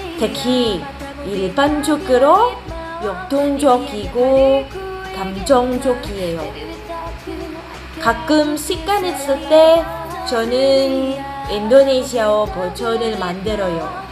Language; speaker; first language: Korean; non-native, learner; Indonesian